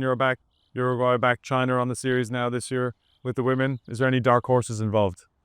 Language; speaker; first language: English; native; English